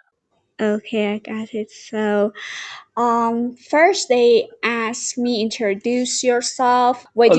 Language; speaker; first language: English; non-native, learner; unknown